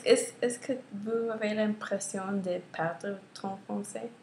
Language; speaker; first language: French; non-native, learner; English